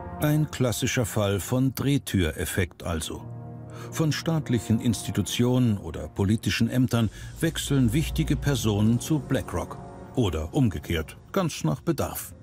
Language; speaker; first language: German; native; German